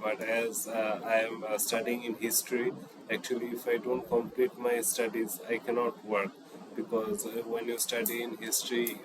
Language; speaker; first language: English; non-native, fluent; Bangla